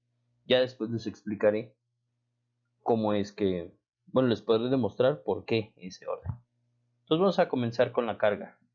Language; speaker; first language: Spanish; native; Spanish